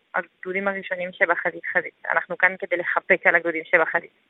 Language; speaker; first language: Hebrew; non-native, fluent; French